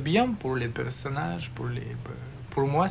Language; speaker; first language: French; non-native, learner; Russian